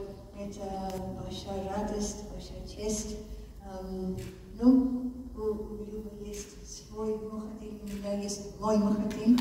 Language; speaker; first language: Russian; non-native, fluent; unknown